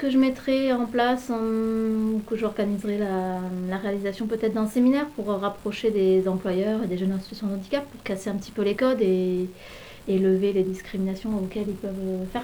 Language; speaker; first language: French; native; French